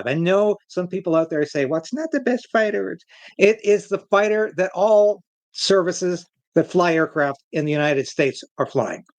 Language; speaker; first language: English; native; English